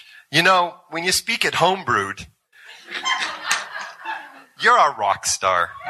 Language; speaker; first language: English; native; English